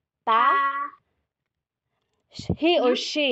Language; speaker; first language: English; non-native, local second language; Filipino